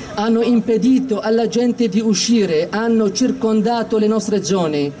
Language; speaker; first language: Italian; non-native, fluent; Aramaic